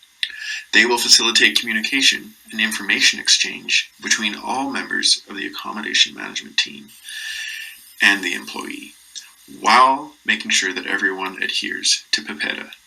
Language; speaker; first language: English; native; English